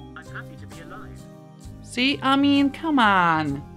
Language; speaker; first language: English; native; English